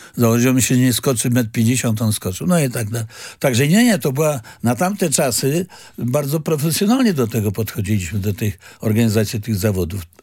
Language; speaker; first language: Polish; native; Polish